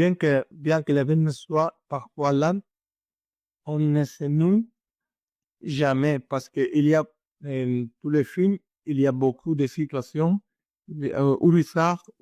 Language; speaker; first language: French; non-native, learner; Spanish